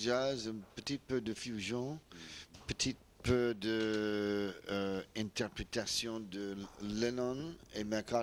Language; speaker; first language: French; non-native, learner; English